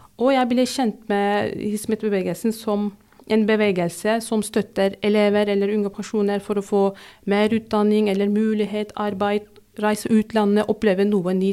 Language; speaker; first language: Norwegian; non-native, fluent; Turkish